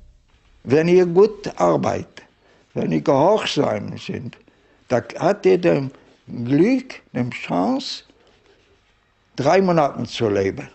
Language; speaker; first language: German; non-native, fluent; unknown